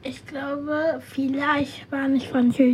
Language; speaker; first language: German; non-native, learner; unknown